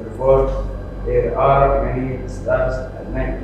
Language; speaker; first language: English; non-native, learner; Indonesian